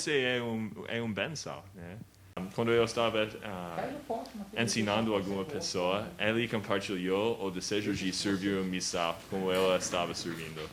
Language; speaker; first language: Portuguese; non-native, learner; English